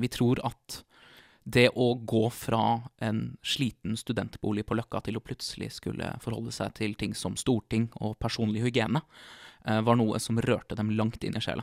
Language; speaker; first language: Norwegian; native; Norwegian